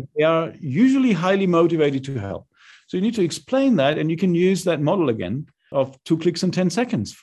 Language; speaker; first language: English; non-native, fluent; German